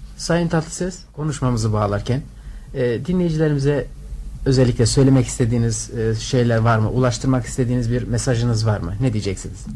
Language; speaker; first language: Turkish; native; Turkish